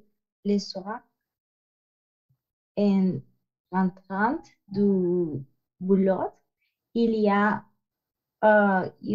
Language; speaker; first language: French; non-native, learner; Spanish